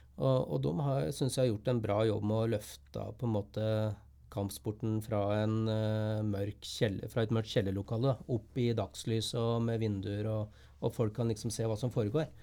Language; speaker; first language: Norwegian; native; Norwegian